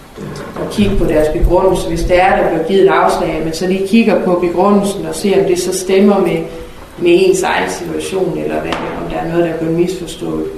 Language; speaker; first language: Danish; native; Danish